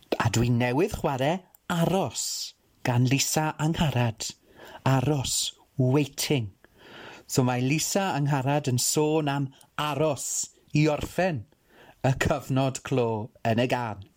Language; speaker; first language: Welsh; non-native, fluent; English